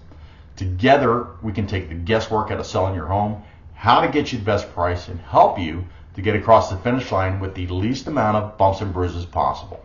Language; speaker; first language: English; native; English